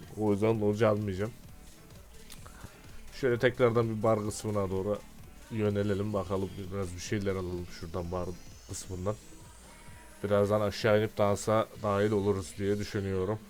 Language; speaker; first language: Turkish; native; Turkish